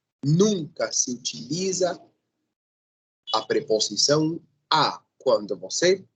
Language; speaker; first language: Portuguese; non-native, fluent; Spanish